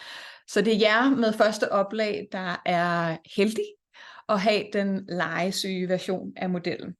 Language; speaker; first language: Danish; native; Danish